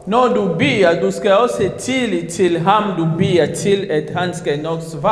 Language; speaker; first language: Swedish; non-native, learner; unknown